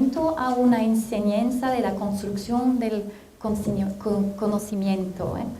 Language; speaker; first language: Spanish; non-native, fluent; French